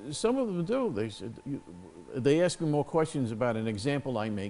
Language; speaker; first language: English; native; English